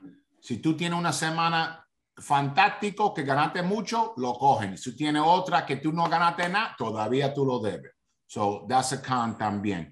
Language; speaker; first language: Spanish; early bilingual, heritage; Spanish